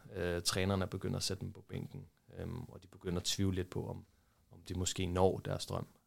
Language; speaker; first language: Danish; early bilingual, other home language; Portuguese